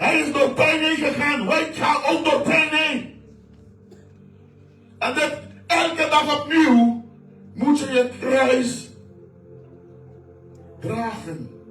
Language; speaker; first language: Dutch; non-native, fluent; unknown